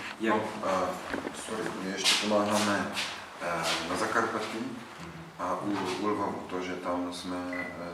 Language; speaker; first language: Czech; non-native, learner; Ukrainian